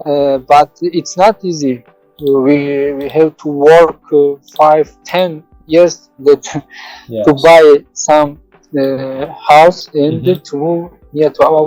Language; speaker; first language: English; non-native, learner; Tajik